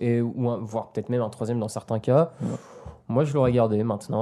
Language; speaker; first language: French; native; French